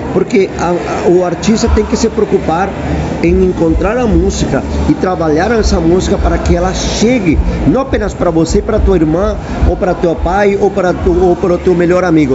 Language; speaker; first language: Portuguese; non-native, fluent; Spanish